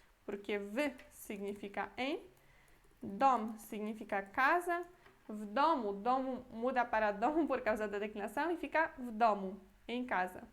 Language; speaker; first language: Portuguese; non-native, fluent; Polish